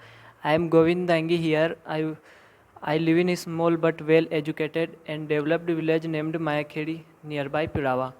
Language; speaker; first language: English; non-native, learner; Hindi